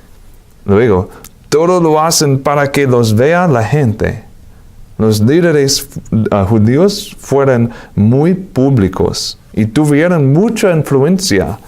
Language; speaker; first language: Spanish; non-native, fluent; English